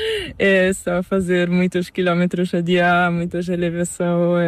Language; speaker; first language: Spanish; non-native, learner; Portuguese